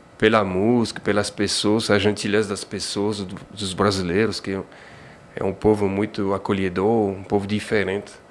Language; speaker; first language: Portuguese; non-native, fluent; French